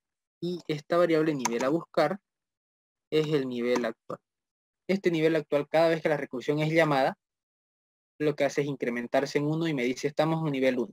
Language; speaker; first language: Spanish; native; Spanish